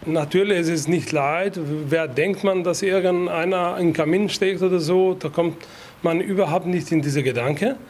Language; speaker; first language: German; non-native, fluent; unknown